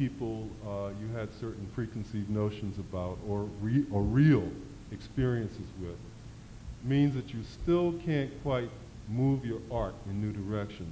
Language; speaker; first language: English; native; English